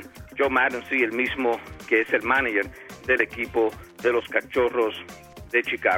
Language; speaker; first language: Spanish; native; Spanish